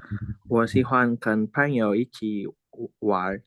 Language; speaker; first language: Chinese; non-native, learner; Indonesian